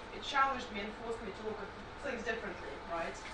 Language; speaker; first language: English; non-native, fluent; Russian